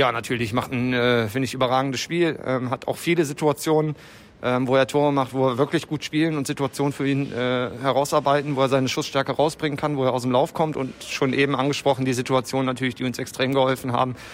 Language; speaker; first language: German; native; German